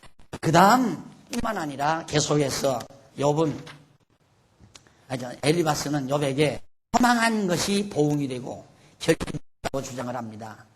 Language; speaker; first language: Korean; native; Korean